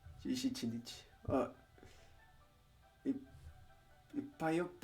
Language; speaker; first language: Japanese; non-native, learner; Spanish